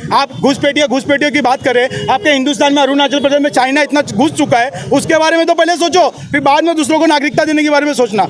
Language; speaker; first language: Hindi; native; Hindi